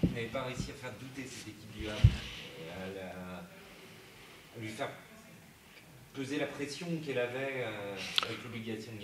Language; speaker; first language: French; native; French